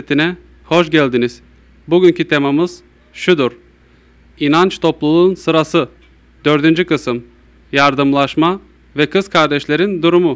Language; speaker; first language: Turkish; native; Turkish